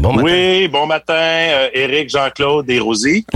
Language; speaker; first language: French; native; French